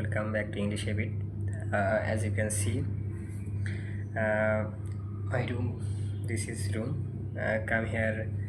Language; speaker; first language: English; non-native, learner; Bangla